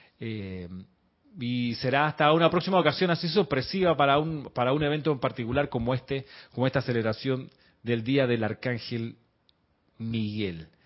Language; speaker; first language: Spanish; native; Spanish